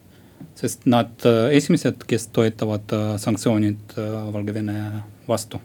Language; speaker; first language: Estonian; non-native, local second language; Russian